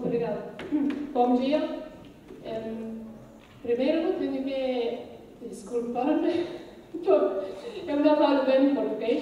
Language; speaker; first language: Portuguese; non-native, learner; Spanish